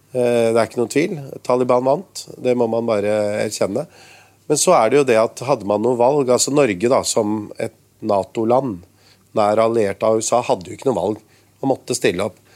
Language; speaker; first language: Norwegian; early bilingual, other home language; Urdu